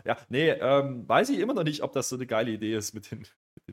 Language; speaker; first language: German; native; German